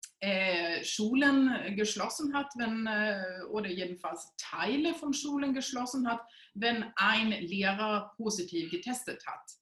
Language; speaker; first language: German; non-native, fluent; Swedish